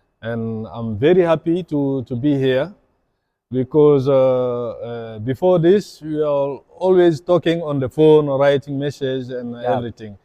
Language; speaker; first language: English; non-native, learner; French